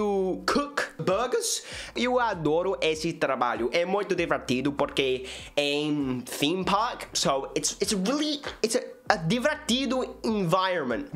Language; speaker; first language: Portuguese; non-native, learner; English